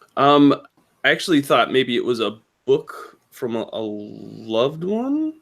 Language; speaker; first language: English; native; English